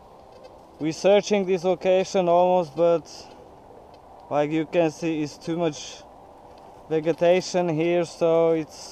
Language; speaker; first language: English; non-native, learner; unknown